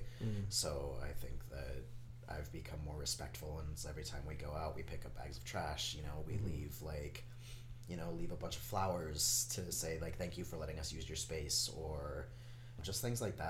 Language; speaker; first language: English; native; English